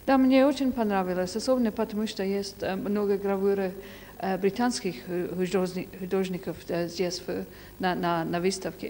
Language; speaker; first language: Russian; non-native, fluent; English